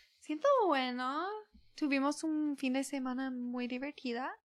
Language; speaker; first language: Spanish; early bilingual, heritage; Spanish